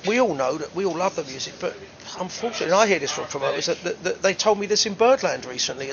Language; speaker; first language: English; native; English